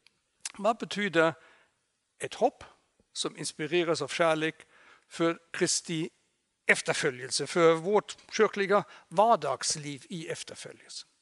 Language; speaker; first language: Swedish; non-native, fluent; German